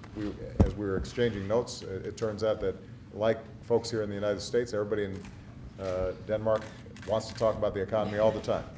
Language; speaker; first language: English; native; English